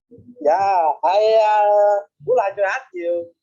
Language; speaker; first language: English; non-native, learner; Vietnamese